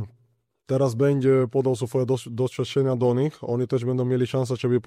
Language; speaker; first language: Polish; non-native, learner; Spanish